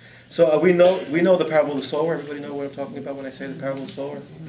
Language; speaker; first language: English; native; English